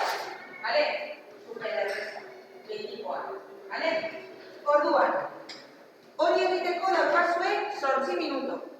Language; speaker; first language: Basque; non-native, local second language; Spanish